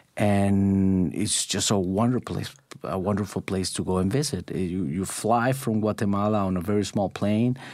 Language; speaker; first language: English; non-native, fluent; Spanish